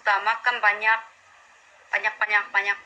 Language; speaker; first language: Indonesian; non-native, learner; Korean